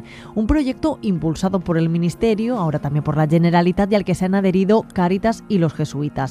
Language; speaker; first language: Spanish; native; Spanish